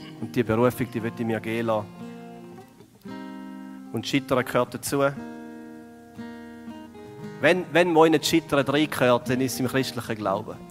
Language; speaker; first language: German; native; German